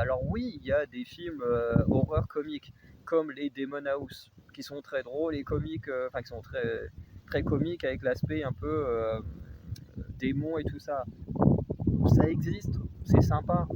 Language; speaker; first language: French; native; French